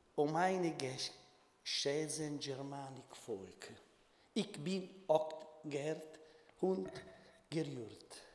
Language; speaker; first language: German; non-native, learner; Italian